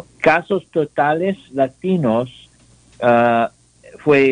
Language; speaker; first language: Spanish; non-native, learner; English